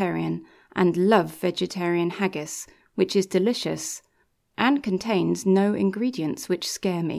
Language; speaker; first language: English; native; English